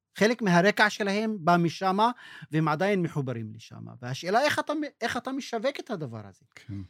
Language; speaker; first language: Hebrew; non-native, local second language; Arabic